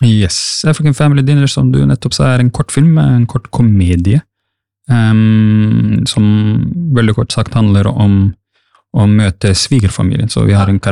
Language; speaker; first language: Norwegian; early bilingual, other home language; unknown